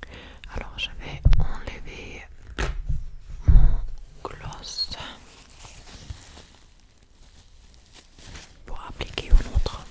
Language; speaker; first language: French; non-native, fluent; English